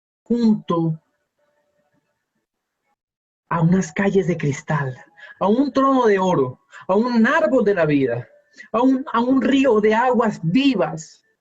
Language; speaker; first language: Spanish; native; Spanish